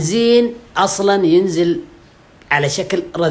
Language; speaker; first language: Arabic; native; Arabic